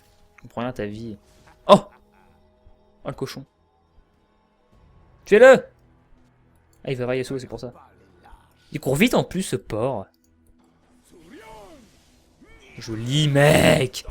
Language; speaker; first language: French; native; French